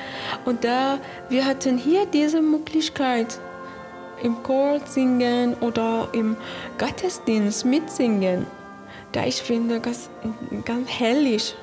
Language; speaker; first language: German; non-native, learner; Persian